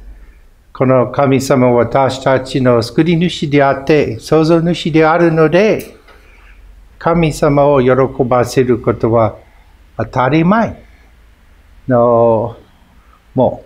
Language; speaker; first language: Japanese; non-native, fluent; English